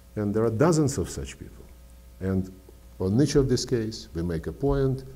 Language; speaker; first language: English; non-native, fluent; Russian